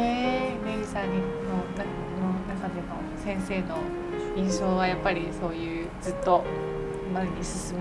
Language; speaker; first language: Japanese; native; Japanese